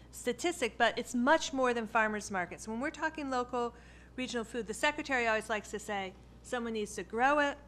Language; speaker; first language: English; native; English